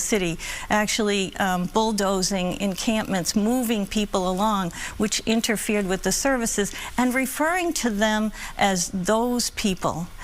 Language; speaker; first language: English; native; English